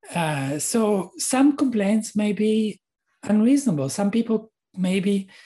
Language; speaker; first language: English; non-native, fluent; Hebrew